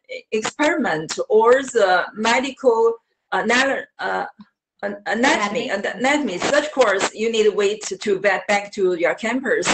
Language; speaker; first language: English; non-native, learner; Chinese